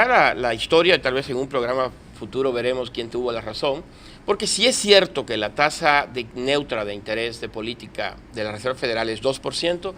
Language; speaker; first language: Spanish; native; Spanish